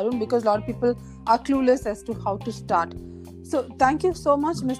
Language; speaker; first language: English; non-native, local second language; Tamil